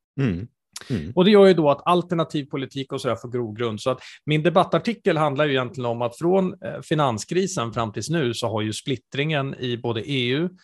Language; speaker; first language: Swedish; native; Swedish